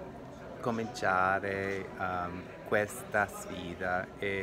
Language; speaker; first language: Italian; non-native, learner; English